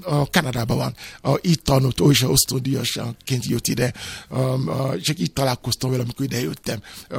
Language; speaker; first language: Hungarian; non-native, fluent; Yoruba